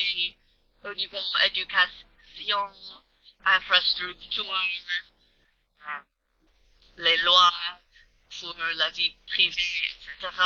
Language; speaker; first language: French; non-native, learner; English